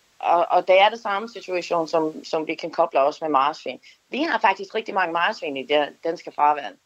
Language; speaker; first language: Danish; non-native, fluent; English